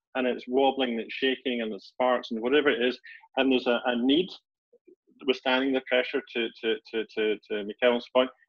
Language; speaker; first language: English; native; English